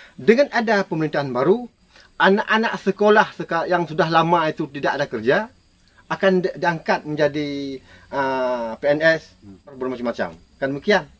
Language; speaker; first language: Malay; non-native, local second language; Minangkabau